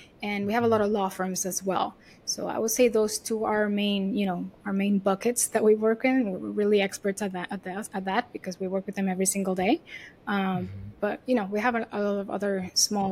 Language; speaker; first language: English; non-native, fluent; Spanish